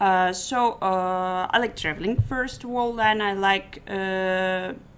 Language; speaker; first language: English; non-native, learner; Ukrainian